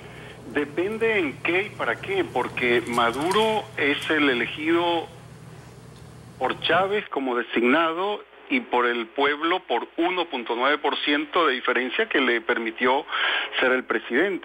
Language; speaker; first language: Spanish; native; Spanish